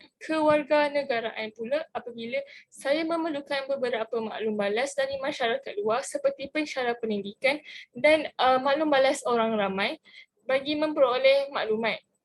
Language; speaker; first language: Malay; native; Malay